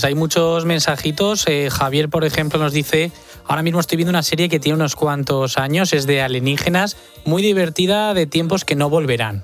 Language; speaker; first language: Spanish; native; Spanish